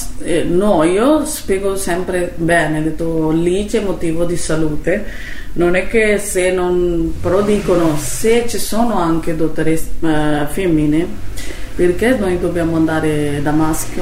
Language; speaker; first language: Italian; non-native, learner; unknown